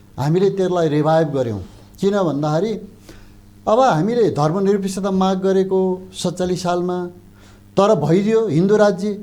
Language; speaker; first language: Nepali; non-native, local second language; Eastern Tamang